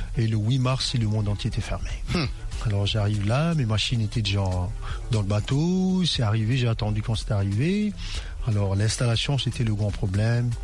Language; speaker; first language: French; non-native, local second language; Lingala